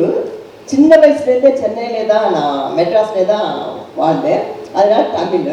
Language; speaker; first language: Tamil; non-native, local second language; Telugu